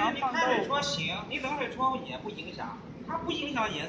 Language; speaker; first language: Chinese; native; Chinese